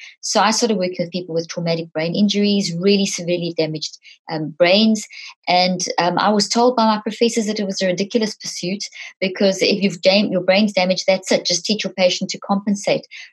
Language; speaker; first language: English; native; English